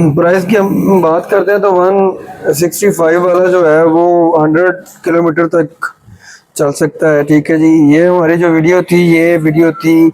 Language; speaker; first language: Urdu; non-native, local second language; Punjabi